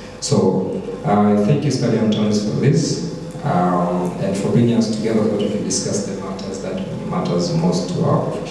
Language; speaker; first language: English; non-native, local second language; Swahili